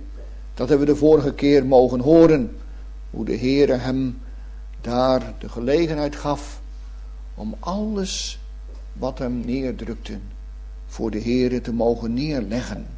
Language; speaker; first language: Dutch; native; Dutch